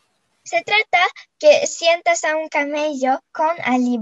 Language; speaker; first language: Spanish; non-native, fluent; Russian